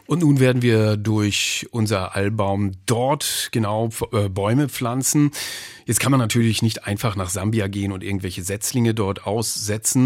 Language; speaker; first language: German; native; German